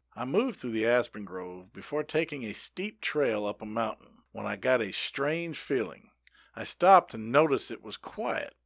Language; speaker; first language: English; native; English